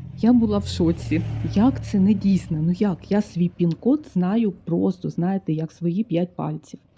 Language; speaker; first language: Ukrainian; native; Ukrainian